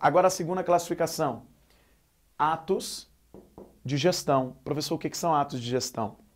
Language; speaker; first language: Portuguese; native; Portuguese